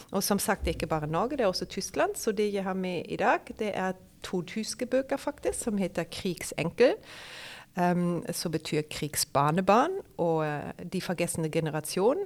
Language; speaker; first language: Norwegian; non-native, fluent; German